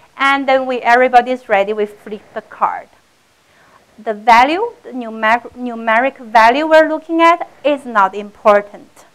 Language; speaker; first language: English; non-native, fluent; Chinese